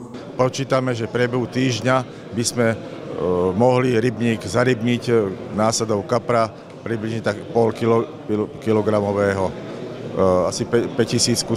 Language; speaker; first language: Slovak; native; Slovak